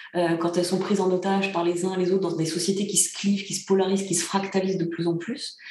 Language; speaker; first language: French; early bilingual, other home language; Bulgarian